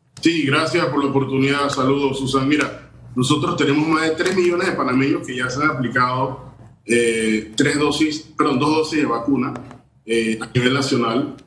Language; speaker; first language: Spanish; native; Spanish